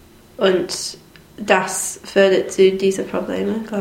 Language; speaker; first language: German; non-native, learner; English